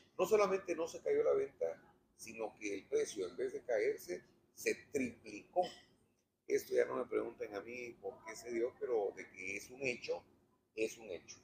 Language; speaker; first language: Spanish; native; Spanish